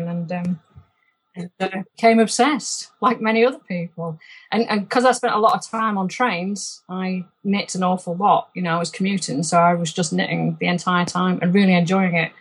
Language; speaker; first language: English; native; English